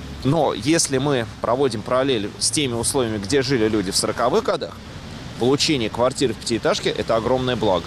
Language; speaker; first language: Russian; native; Russian